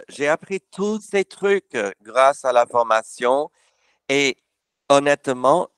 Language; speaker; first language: French; non-native, fluent; English